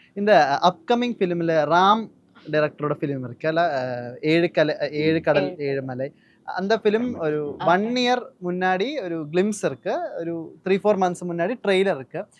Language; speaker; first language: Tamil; non-native, learner; Malayalam